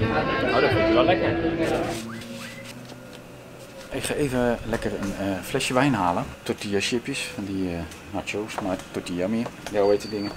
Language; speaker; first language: Dutch; native; Dutch